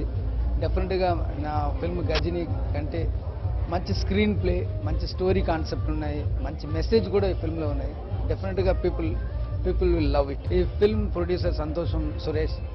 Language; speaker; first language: Telugu; non-native, learner; Tamil